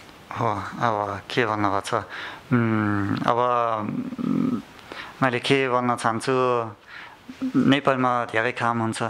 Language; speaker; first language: Nepali; non-native, learner; German